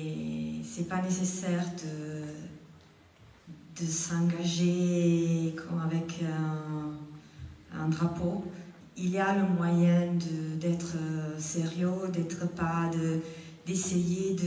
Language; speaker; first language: French; non-native, fluent; Italian